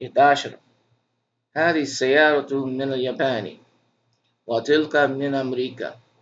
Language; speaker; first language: Arabic; non-native, fluent; English